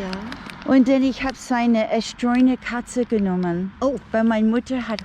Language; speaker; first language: German; non-native, learner; English